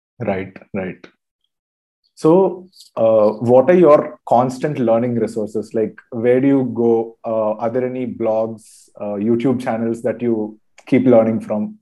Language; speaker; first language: English; non-native, local second language; Telugu